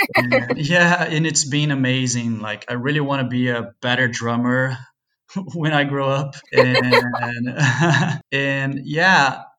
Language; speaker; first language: English; non-native, fluent; Portuguese